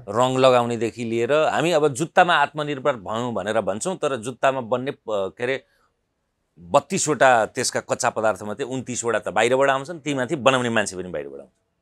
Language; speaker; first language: Nepali; native; Nepali